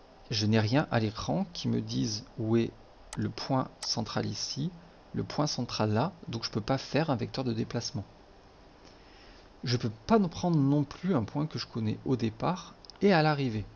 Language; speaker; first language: French; native; French